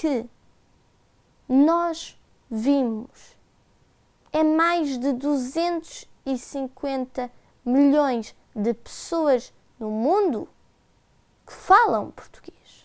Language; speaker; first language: Portuguese; early bilingual, heritage; Portuguese